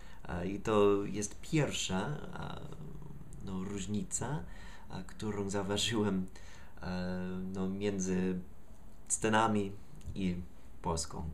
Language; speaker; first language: Polish; non-native, learner; English